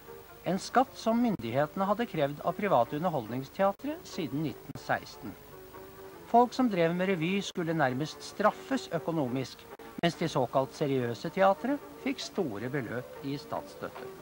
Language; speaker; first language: Norwegian; native; Norwegian